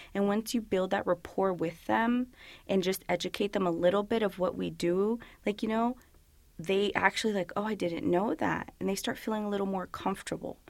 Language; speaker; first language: English; early bilingual, other home language; Spanish